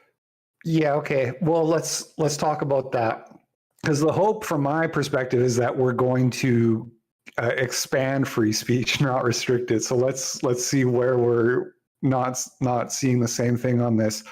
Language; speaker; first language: English; native; English